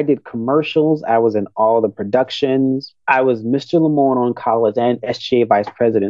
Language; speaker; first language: English; native; English